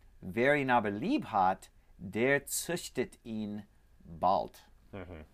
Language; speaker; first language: German; non-native, learner; English